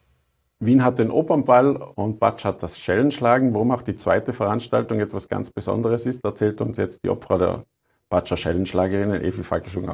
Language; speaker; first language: German; native; German